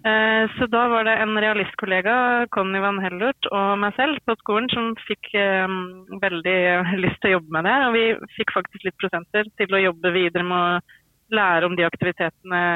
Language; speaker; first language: Norwegian; native; Norwegian